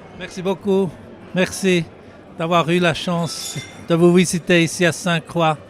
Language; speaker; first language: French; non-native, local second language; German